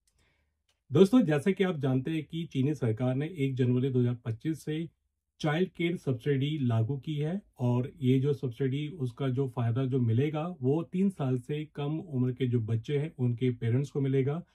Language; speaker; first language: Hindi; native; Hindi